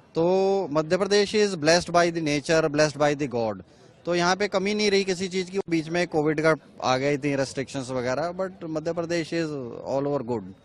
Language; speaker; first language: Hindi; native; Hindi